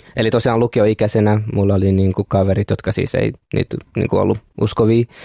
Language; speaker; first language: Finnish; early bilingual, other home language; Kinyarwanda